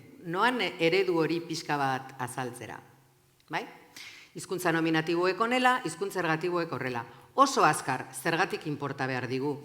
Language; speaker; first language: Basque; native; Basque